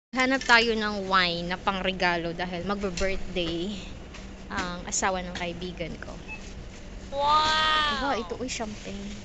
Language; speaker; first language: Filipino; native; Filipino